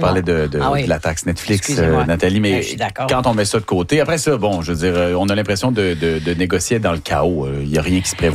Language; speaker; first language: French; native; French